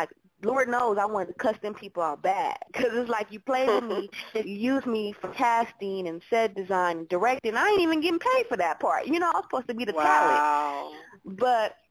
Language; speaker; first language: English; native; English